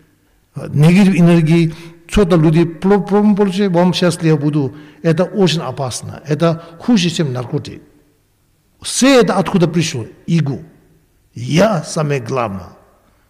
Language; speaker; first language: Russian; non-native, learner; Tibetan